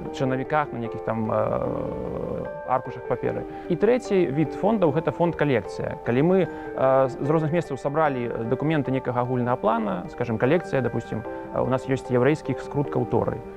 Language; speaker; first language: Belarusian; native; Belarusian